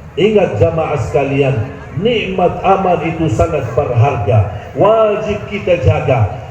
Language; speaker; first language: Malay; non-native, fluent; Arabic